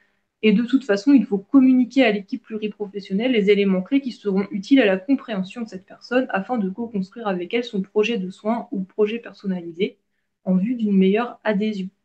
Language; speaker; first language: French; native; French